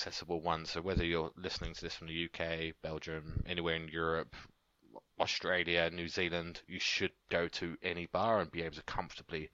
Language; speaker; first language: English; native; English